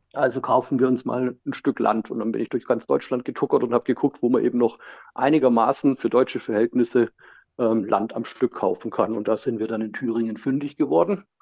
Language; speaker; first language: German; native; German